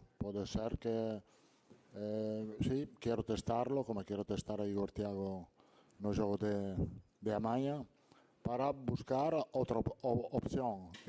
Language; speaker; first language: Portuguese; non-native, learner; Italian